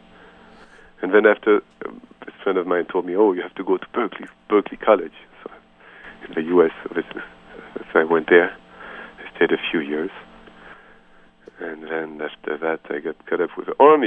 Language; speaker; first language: English; non-native, fluent; French